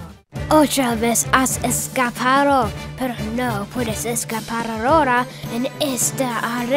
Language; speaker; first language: Spanish; non-native, learner; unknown